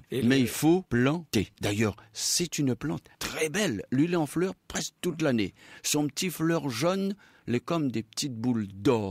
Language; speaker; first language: French; non-native, local second language; Réunion Creole French